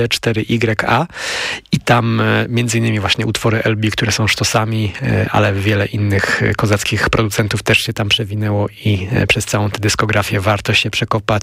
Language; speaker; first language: Polish; native; Polish